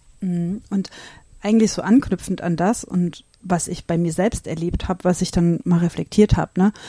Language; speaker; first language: German; native; German